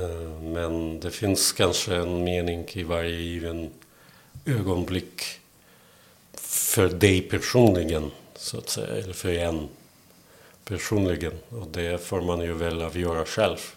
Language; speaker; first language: Swedish; non-native, fluent; Belarusian